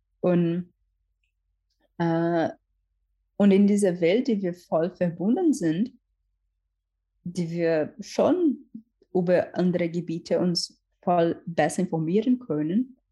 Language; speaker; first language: German; non-native, learner; Portuguese